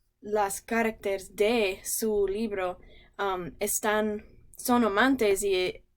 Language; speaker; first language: Spanish; non-native, learner; English